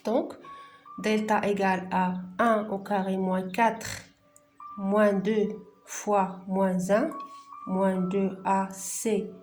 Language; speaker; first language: French; non-native, local second language; Arabic